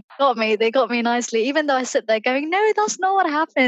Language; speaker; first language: English; early bilingual, other home language; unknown